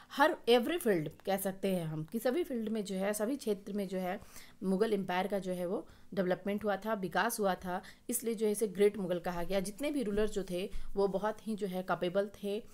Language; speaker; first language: Hindi; native; Hindi